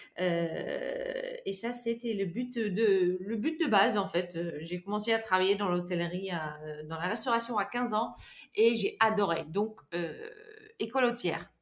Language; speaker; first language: French; non-native, fluent; Dutch